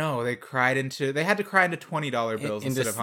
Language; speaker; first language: English; native; English